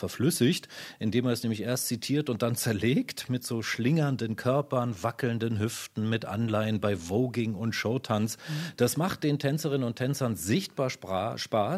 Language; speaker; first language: German; native; German